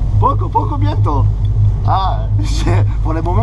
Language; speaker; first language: Spanish; non-native, learner; French